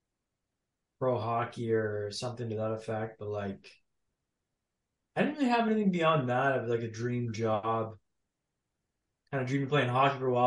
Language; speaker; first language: English; native; English